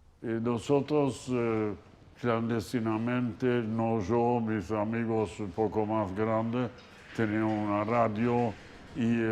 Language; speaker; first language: Spanish; non-native, fluent; Yiddish